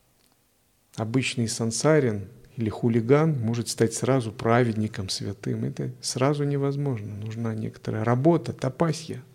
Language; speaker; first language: Russian; native; Russian